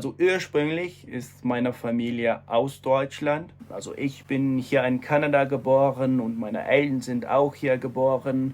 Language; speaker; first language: German; non-native, fluent; English